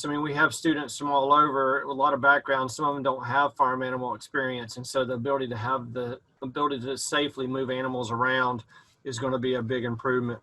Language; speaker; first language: English; native; English